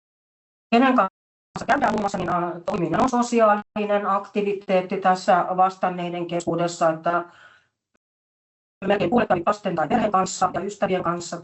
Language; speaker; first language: Finnish; native; Finnish